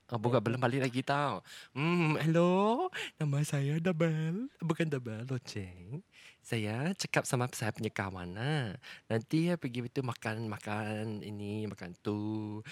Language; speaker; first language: Malay; non-native, local second language; Chinese